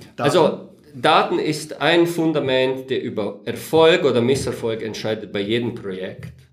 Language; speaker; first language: German; non-native, fluent; Latvian